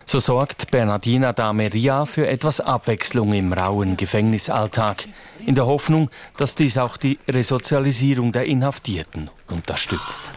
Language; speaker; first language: German; native; German